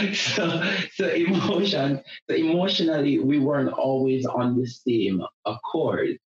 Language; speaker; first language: English; non-native, local second language; Jamaican Creole English